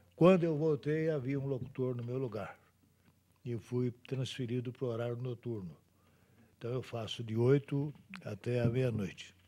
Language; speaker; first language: Portuguese; native; Portuguese